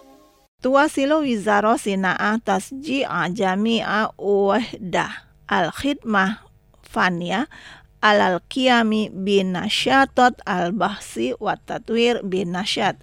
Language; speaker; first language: Arabic; non-native, fluent; Indonesian